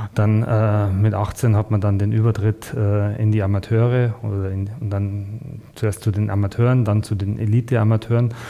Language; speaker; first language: German; native; German